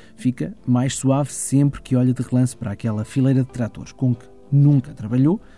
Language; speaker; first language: Portuguese; early bilingual, heritage; German